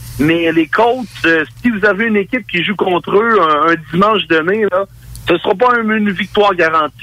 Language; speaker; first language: French; native; French